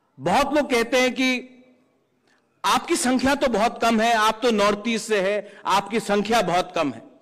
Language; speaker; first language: Hindi; non-native, local second language; Kok Borok